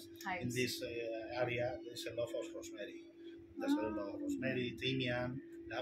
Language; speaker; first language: English; non-native, learner; Spanish